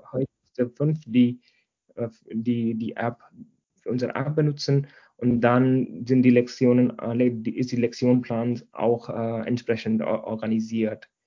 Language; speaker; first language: German; non-native, fluent; Hindi